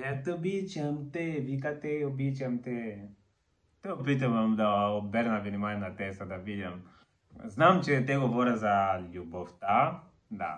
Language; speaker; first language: Bulgarian; non-native, learner; Portuguese